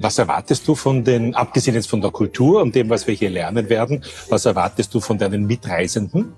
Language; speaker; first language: German; native; German